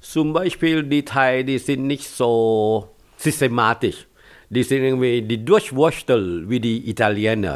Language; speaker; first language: German; non-native, fluent; Thai